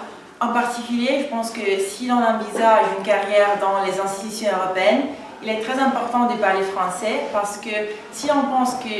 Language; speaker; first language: French; non-native, fluent; Italian